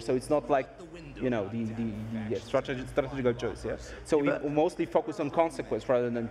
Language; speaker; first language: English; non-native, fluent; Polish